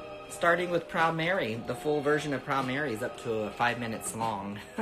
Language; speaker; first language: English; early bilingual, other home language; Spanish